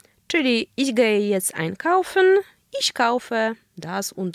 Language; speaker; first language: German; non-native, fluent; Polish